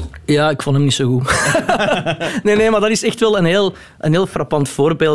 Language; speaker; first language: Dutch; native; Dutch